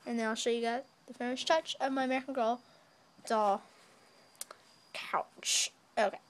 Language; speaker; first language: English; native; English